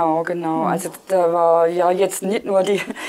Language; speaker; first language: German; native; German